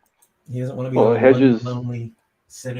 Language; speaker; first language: English; native; English